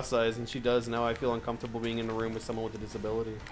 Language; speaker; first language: English; native; English